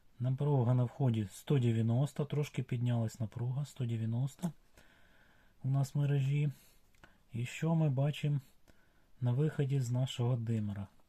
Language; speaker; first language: Ukrainian; non-native, local second language; Russian